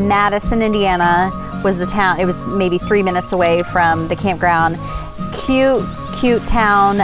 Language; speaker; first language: English; native; English